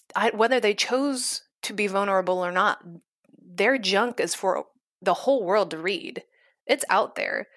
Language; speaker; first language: English; native; English